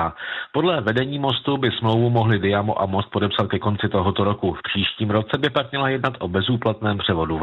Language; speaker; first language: Czech; native; Czech